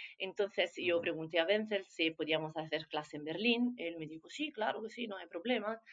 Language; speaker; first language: Spanish; non-native, fluent; Italian